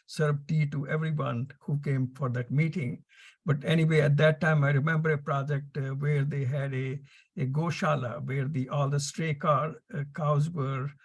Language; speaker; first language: English; non-native, local second language; Punjabi